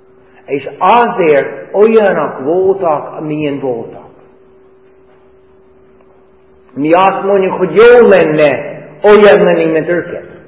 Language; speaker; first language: Hungarian; non-native, fluent; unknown